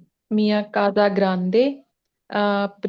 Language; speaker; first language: Italian; non-native, learner; Punjabi